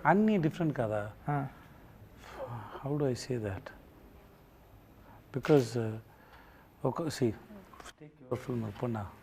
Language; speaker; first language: Telugu; non-native, learner; Tamil